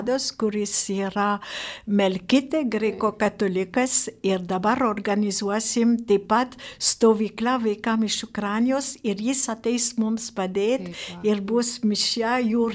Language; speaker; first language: Lithuanian; non-native, fluent; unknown